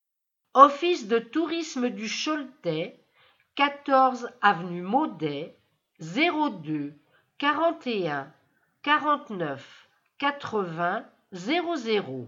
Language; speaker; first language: French; native; French